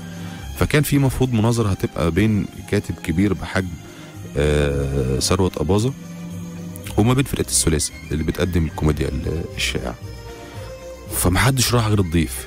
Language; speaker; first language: Arabic; native; Arabic